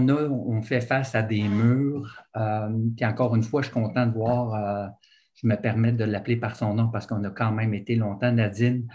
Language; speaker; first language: French; native; French